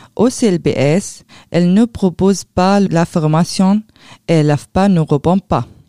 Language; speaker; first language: French; non-native, learner; Arabic